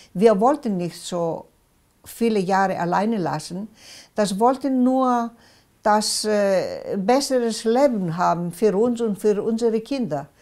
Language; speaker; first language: German; non-native, local second language; Greek